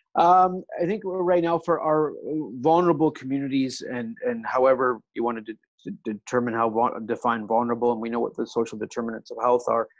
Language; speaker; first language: English; early bilingual, other home language; Italian